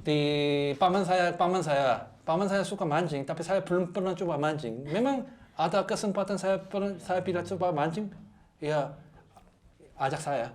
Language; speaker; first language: Indonesian; non-native, learner; Korean